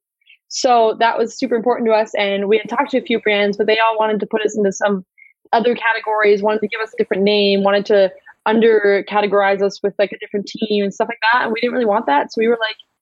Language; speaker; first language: English; native; English